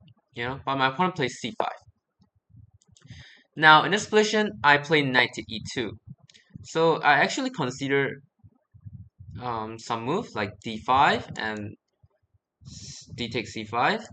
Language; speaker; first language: English; non-native, fluent; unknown